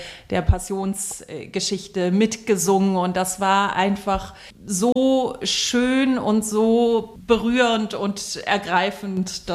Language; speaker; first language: German; native; German